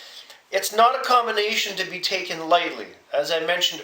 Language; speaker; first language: English; native; English